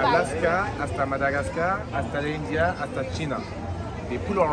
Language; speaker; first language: Spanish; non-native, fluent; French